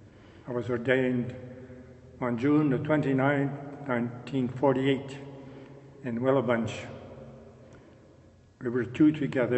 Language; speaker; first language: English; non-native, local second language; French